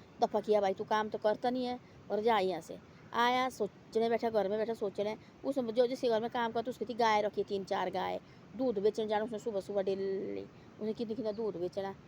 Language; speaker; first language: Hindi; non-native, local second language; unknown